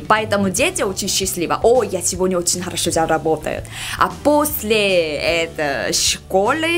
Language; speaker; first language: Russian; non-native, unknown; Korean